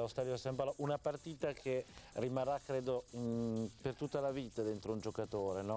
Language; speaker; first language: Italian; native; Italian